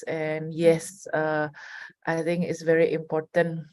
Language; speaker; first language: English; non-native, fluent; Indonesian